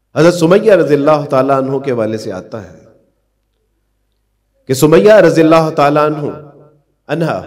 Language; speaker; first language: Urdu; non-native, local second language; Punjabi